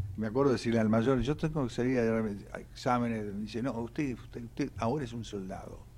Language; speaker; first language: Spanish; native; Spanish